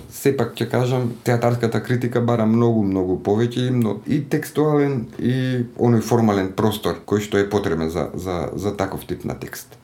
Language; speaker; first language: Macedonian; native; Macedonian